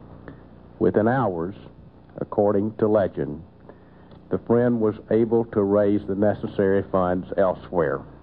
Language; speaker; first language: English; native; English